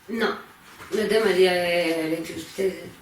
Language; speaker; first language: French; native; French